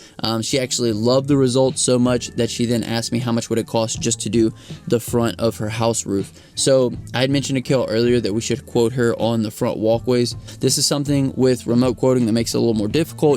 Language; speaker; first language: English; native; English